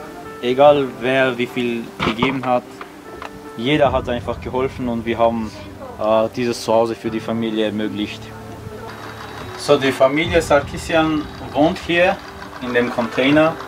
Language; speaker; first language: German; early bilingual, other home language; Armenian